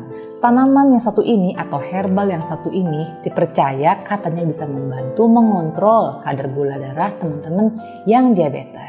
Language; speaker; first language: Indonesian; native; Indonesian